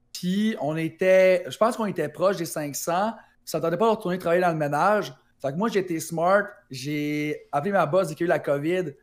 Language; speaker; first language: French; native; French